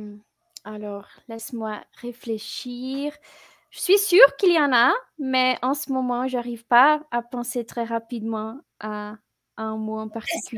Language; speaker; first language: French; non-native, fluent; Portuguese